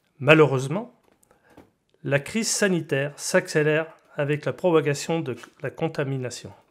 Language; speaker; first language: French; native; French